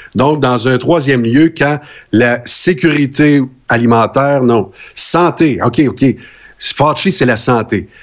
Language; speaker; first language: French; native; French